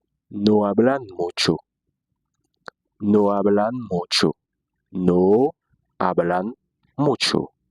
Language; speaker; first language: Spanish; non-native, fluent; Haitian Creole